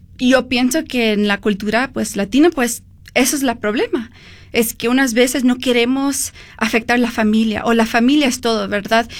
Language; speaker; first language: Spanish; early bilingual, heritage; Spanish